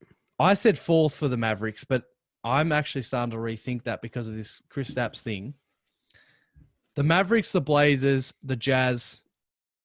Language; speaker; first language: English; native; English